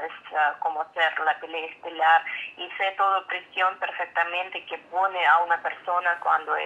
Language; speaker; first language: Spanish; non-native, fluent; Russian